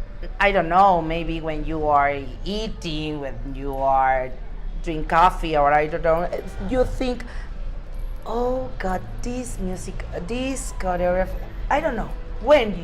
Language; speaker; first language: English; non-native, learner; Spanish